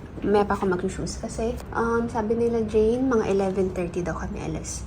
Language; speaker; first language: Filipino; native; Filipino